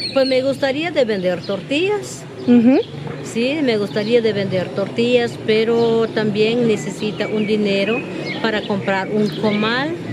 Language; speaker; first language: Spanish; non-native, local second language; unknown